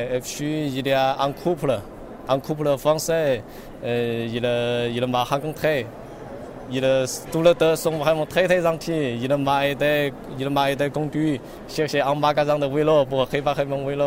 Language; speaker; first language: French; non-native, learner; Chinese